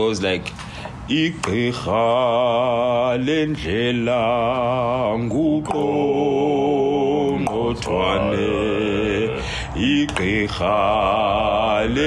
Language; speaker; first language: English; non-native, local second language; Xhosa